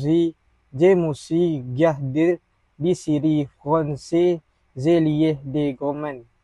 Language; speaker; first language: French; non-native, learner; Malay